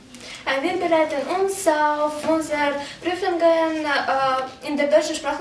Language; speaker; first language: German; non-native, learner; Russian